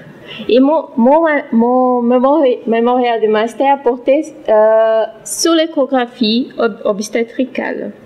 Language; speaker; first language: French; non-native, learner; Portuguese